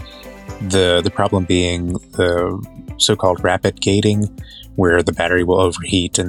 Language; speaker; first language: English; native; English